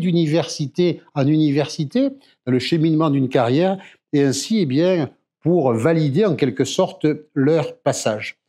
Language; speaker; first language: French; native; French